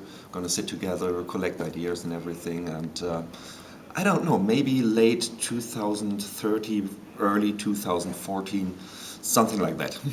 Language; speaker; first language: English; non-native, fluent; German